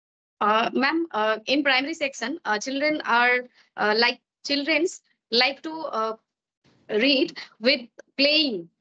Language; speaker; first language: English; non-native, learner; Maithili